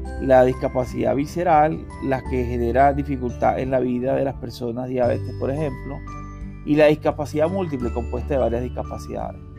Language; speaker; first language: Spanish; native; Spanish